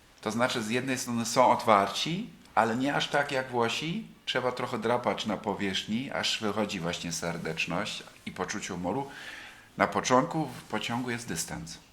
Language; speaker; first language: Polish; non-native, fluent; German